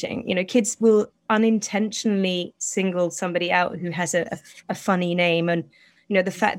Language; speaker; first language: English; native; English